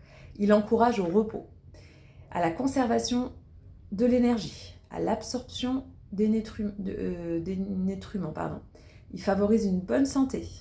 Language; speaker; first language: French; native; French